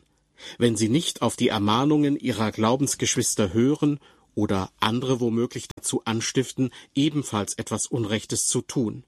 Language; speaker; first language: German; native; German